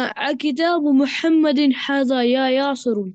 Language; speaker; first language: Arabic; non-native, learner; Urdu